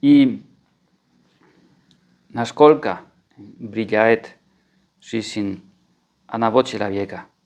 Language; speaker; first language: Russian; non-native, fluent; Spanish